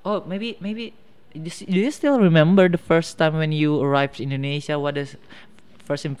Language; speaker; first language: English; non-native, fluent; Indonesian